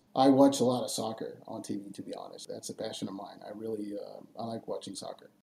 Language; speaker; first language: English; non-native, fluent; French